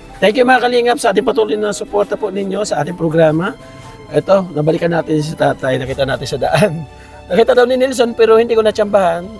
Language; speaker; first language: Filipino; non-native, local second language; Cebuano